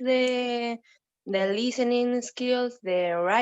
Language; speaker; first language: English; non-native, learner; Spanish